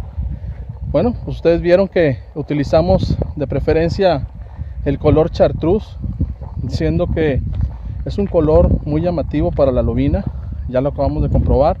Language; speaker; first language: Spanish; native; Spanish